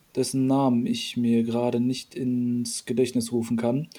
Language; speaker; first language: German; early bilingual, other home language; Polish